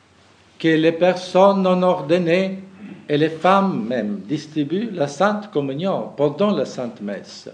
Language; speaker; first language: French; non-native, fluent; German